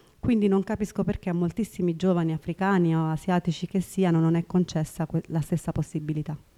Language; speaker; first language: Italian; early bilingual, other home language; Tigrinya